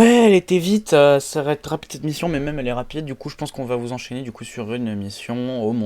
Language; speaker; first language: French; native; French